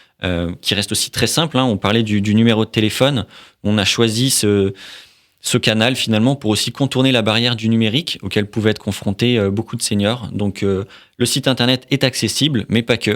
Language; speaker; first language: French; native; French